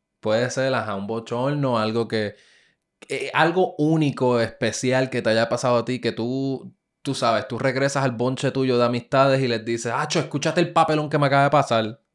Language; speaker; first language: Spanish; native; Spanish